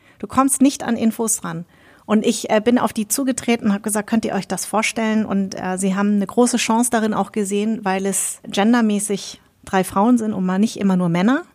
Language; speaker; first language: German; early bilingual, other home language; Vietnamese